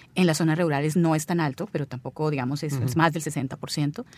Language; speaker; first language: Spanish; native; Spanish